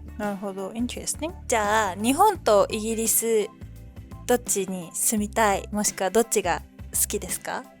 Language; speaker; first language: Japanese; native; Japanese